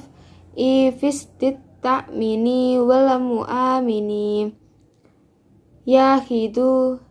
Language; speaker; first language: Arabic; non-native, learner; Indonesian